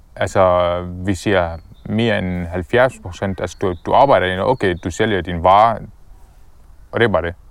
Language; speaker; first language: Danish; non-native, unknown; Arabic